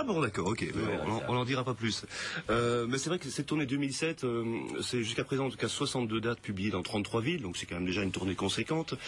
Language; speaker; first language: French; native; French